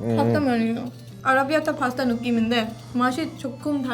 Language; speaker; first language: Korean; non-native, fluent; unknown